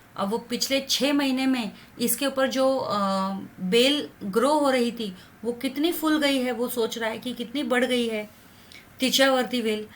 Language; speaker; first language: Hindi; non-native, local second language; Marathi